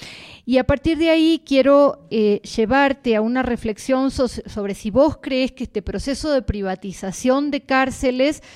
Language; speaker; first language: Spanish; native; Spanish